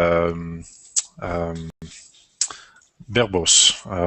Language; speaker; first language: Spanish; non-native, learner; English